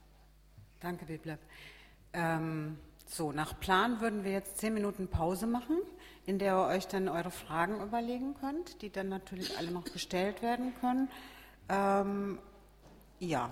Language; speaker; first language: German; native; German